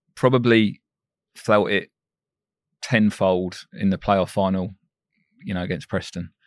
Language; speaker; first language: English; native; English